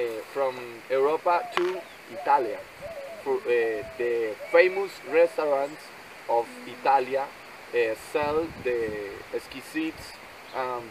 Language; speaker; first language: English; non-native, learner; Spanish